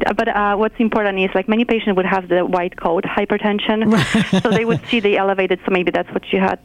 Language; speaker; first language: English; non-native, fluent; Polish